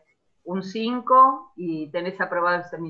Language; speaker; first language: Spanish; native; Spanish